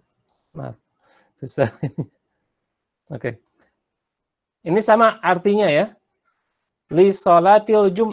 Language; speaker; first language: Indonesian; native; Indonesian